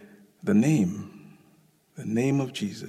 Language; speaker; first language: English; non-native, local second language; Yoruba